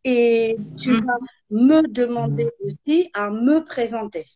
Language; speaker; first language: French; non-native, fluent; Armenian